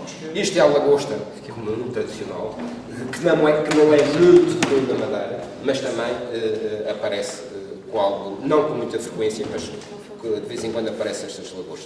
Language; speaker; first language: Portuguese; native; Portuguese